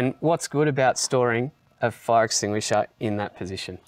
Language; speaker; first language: English; native; English